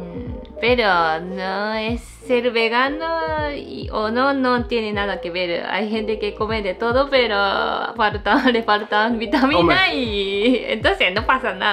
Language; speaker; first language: Spanish; non-native, fluent; Japanese